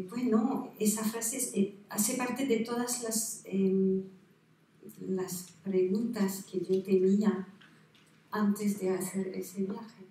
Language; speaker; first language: Spanish; non-native, fluent; French